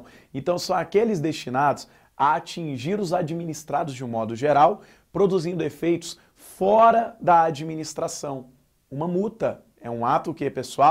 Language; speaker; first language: Portuguese; native; Portuguese